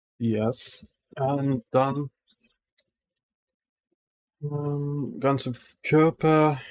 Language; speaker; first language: German; non-native, learner; Russian